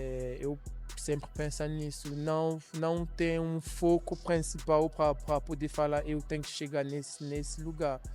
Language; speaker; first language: Portuguese; non-native, learner; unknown